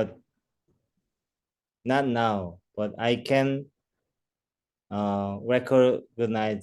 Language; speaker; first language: English; non-native, learner; Korean